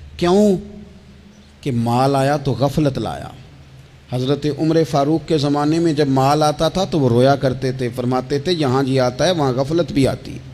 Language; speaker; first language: Urdu; non-native, local second language; Punjabi